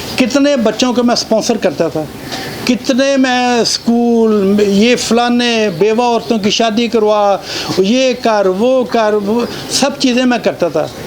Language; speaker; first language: Urdu; non-native, local second language; Punjabi